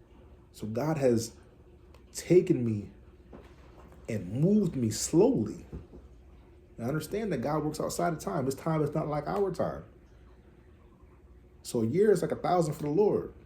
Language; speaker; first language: English; native; English